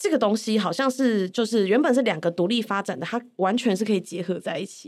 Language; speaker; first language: Chinese; native; Chinese